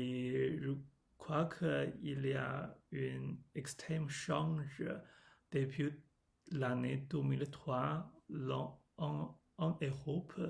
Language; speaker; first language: French; non-native, learner; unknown